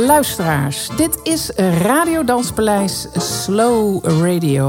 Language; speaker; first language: Dutch; native; Dutch